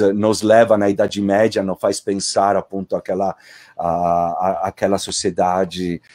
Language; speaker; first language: Portuguese; non-native, fluent; Italian